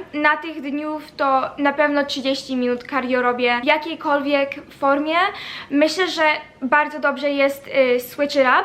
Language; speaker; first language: Polish; early bilingual, heritage; Polish